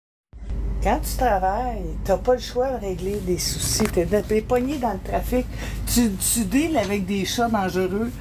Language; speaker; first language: French; native; French